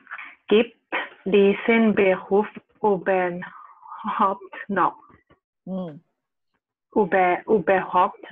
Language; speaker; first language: German; non-native, learner; Thai